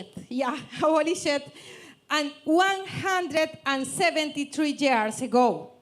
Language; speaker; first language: English; non-native, learner; Spanish